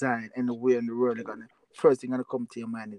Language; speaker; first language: English; non-native, local second language; Jamaican Creole English